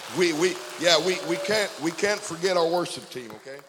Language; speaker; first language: English; early bilingual, other home language; Spanish